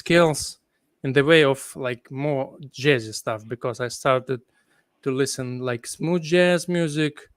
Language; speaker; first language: English; non-native, fluent; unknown